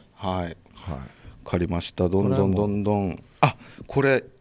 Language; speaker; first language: Japanese; native; Japanese